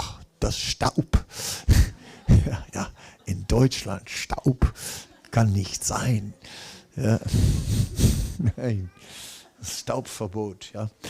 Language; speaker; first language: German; non-native, learner; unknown